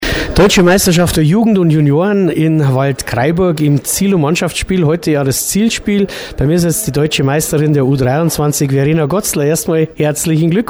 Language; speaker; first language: German; native; German